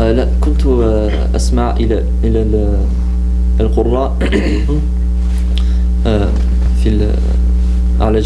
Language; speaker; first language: Arabic; non-native, fluent; French